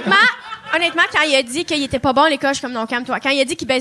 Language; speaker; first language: French; native; French